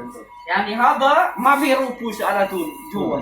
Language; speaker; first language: Arabic; non-native, learner; Filipino